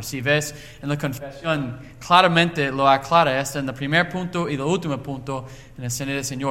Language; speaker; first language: Spanish; non-native, learner; English